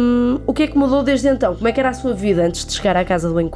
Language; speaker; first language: Portuguese; native; Portuguese